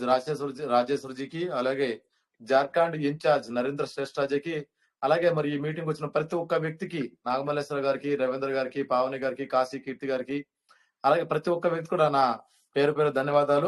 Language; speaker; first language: Telugu; native; Telugu